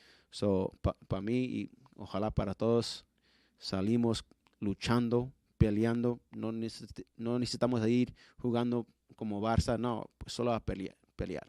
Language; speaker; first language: Spanish; early bilingual, heritage; Spanish